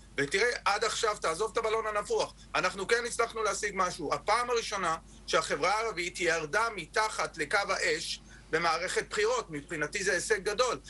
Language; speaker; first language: Hebrew; non-native, local second language; Arabic